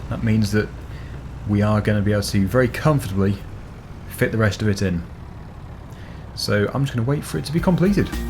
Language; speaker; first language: English; native; English